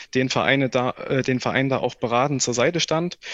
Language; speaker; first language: German; native; German